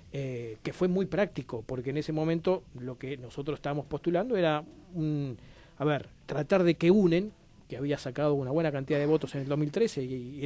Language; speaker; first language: Spanish; native; Spanish